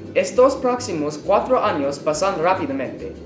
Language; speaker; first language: Spanish; non-native, learner; English